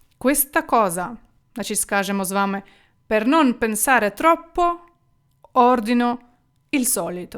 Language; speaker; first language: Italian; non-native, fluent; Ukrainian